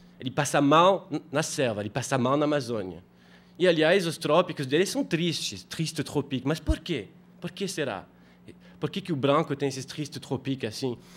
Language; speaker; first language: Portuguese; non-native, fluent; French